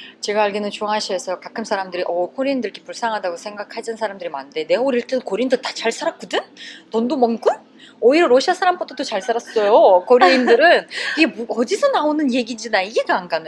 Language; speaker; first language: Korean; non-native, fluent; Russian